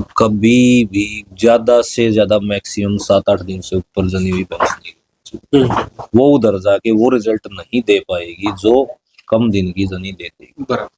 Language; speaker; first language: Hindi; native; Hindi